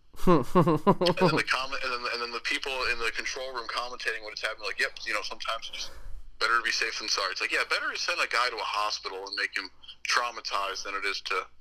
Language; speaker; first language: English; native; English